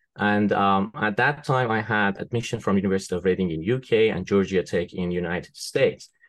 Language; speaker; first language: English; non-native, fluent; Persian